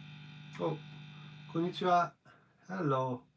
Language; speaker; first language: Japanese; non-native, fluent; English